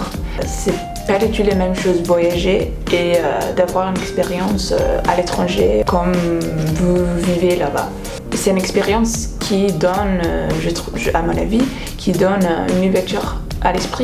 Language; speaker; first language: French; non-native, fluent; English